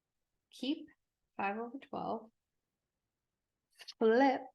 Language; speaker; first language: English; native; English